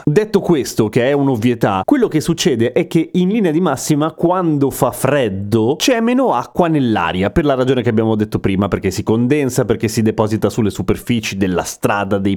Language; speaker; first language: Italian; native; Italian